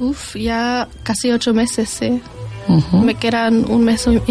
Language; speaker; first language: Spanish; non-native, fluent; German